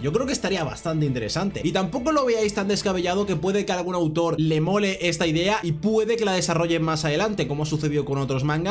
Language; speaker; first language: Spanish; native; Spanish